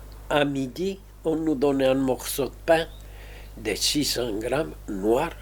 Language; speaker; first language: French; non-native, fluent; Spanish